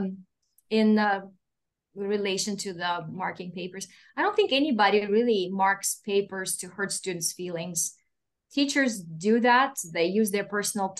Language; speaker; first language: English; non-native, fluent; Russian